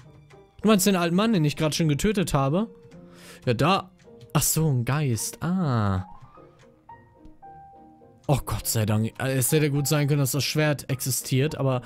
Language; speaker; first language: German; native; German